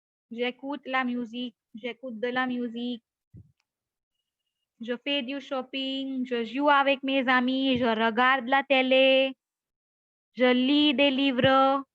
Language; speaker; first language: French; non-native, fluent; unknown